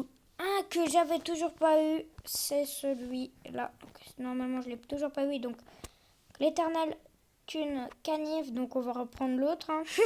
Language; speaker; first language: French; native; French